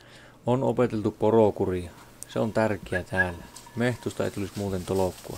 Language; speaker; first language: Finnish; native; Finnish